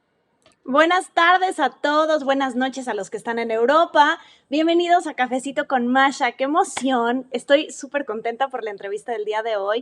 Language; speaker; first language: Spanish; native; Spanish